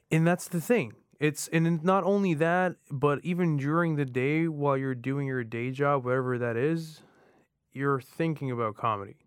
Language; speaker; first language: English; early bilingual, other home language; Arabic